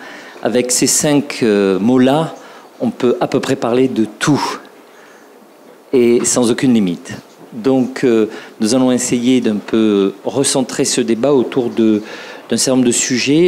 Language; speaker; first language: French; native; French